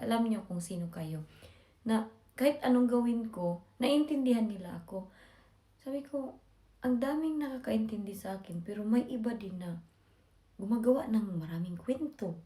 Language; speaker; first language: Filipino; non-native, local second language; Cebuano